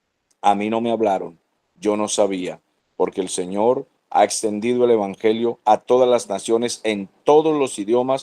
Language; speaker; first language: Spanish; native; Spanish